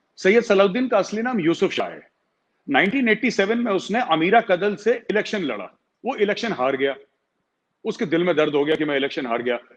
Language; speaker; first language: Hindi; native; Hindi